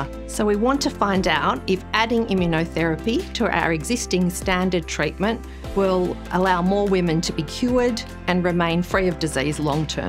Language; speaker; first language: English; native; English